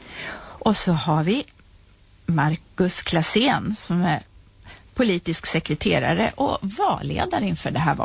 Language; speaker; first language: Swedish; native; Swedish